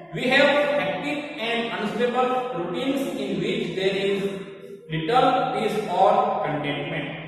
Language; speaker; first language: English; non-native, local second language; Gujarati